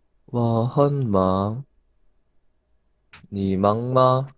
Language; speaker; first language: Chinese; non-native, learner; Korean